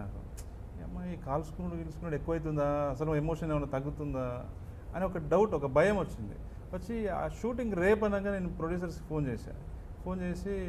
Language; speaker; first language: Telugu; native; Telugu